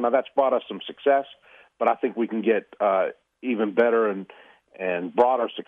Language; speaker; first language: English; native; English